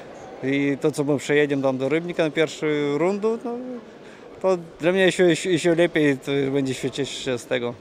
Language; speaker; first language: Polish; non-native, learner; Russian